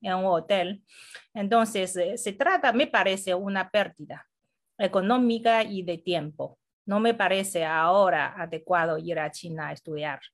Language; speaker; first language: Spanish; non-native, fluent; Chinese